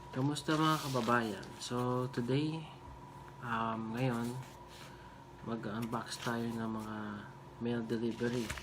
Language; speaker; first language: Filipino; early bilingual, other home language; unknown